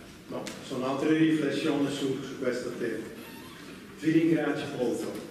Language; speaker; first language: Italian; non-native, fluent; Dutch